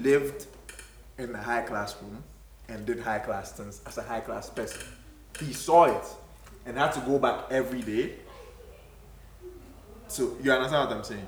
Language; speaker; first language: English; non-native, local second language; Akan